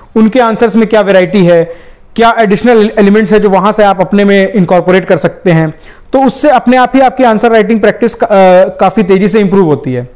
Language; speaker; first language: Hindi; native; Hindi